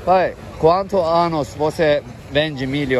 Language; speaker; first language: Portuguese; non-native, learner; Turkish